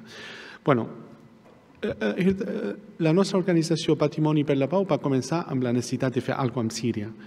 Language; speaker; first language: Catalan; non-native, fluent; Arabic